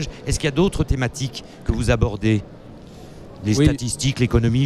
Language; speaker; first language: French; native; French